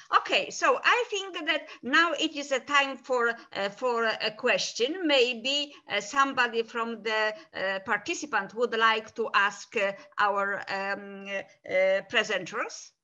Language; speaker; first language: English; non-native, fluent; Polish